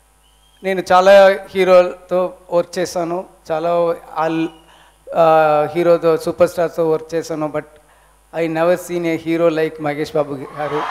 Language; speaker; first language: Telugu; non-native, learner; Tamil